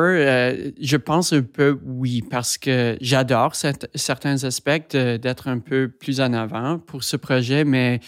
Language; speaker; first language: French; non-native, fluent; English